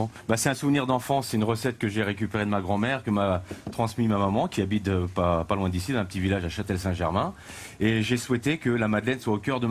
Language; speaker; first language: French; native; French